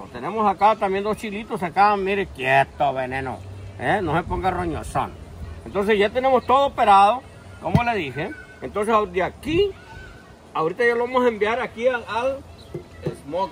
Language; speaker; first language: Spanish; native; Spanish